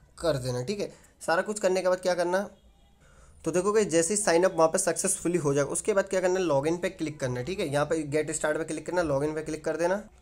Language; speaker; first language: Hindi; native; Hindi